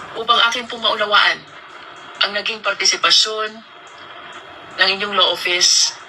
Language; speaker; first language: Filipino; native; Filipino